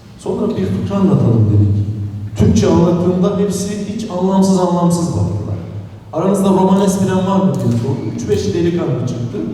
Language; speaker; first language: Turkish; non-native, local second language; Romany